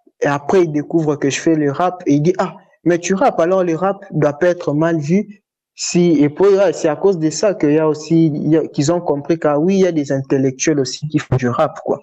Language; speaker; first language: French; non-native, local second language; Lingala